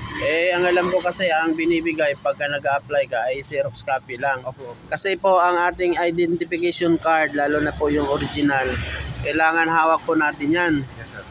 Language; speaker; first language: Filipino; native; Filipino